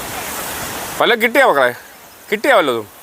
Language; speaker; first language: Malayalam; native; Malayalam